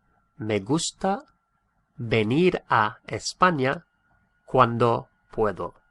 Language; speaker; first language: Spanish; non-native, fluent; English